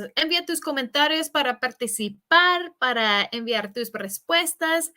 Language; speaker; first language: Spanish; non-native, fluent; English